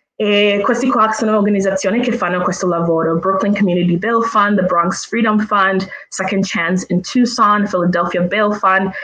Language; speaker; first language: Italian; non-native, fluent; English